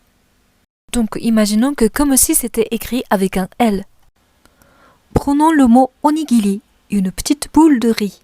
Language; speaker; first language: French; non-native, fluent; Japanese